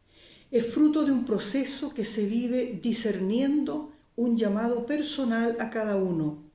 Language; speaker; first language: Spanish; native; Spanish